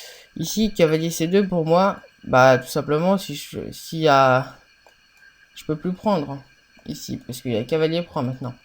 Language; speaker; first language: French; native; French